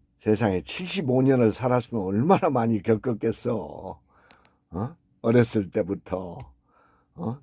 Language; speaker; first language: Korean; native; Korean